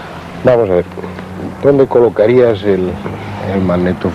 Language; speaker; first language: Spanish; native; Spanish